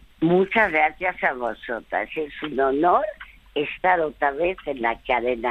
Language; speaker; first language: Spanish; early bilingual, other home language; French